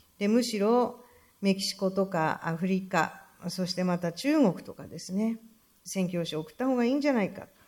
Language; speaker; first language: Japanese; native; Japanese